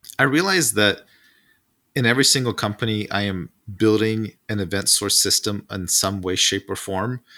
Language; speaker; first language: English; non-native, fluent; Russian